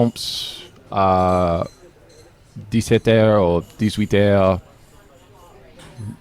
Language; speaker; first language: French; non-native, learner; English